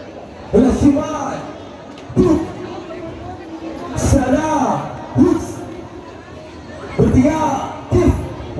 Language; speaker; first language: Arabic; non-native, learner; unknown